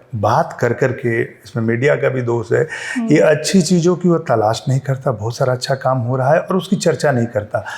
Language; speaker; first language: Hindi; non-native, local second language; Bhojpuri